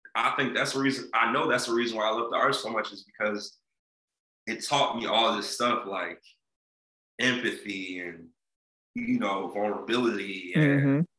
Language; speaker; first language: English; native; English